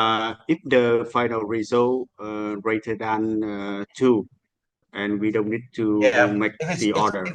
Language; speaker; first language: English; non-native, learner; Vietnamese